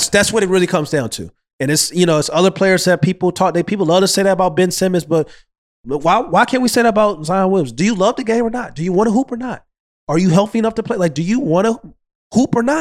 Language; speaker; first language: English; native; English